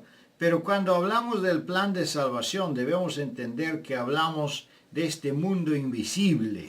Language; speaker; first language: Spanish; non-native, fluent; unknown